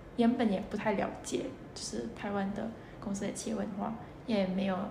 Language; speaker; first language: Chinese; non-native, fluent; Indonesian